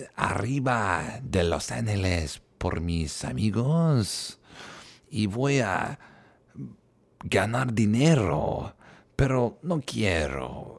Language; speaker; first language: Spanish; non-native, learner; English